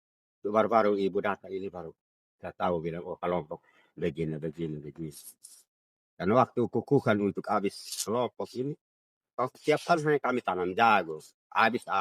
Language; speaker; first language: Indonesian; non-native, local second language; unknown